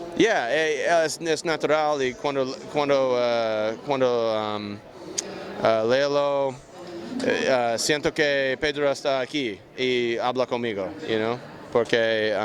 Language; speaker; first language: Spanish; non-native, learner; English